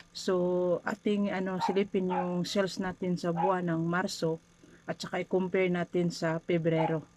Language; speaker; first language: Filipino; non-native, local second language; Cebuano